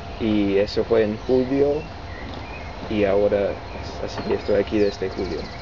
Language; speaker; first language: Spanish; non-native, fluent; English